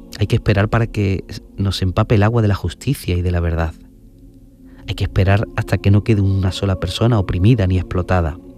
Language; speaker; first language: Spanish; native; Spanish